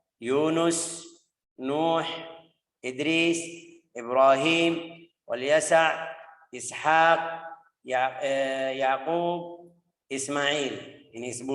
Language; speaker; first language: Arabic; native; Arabic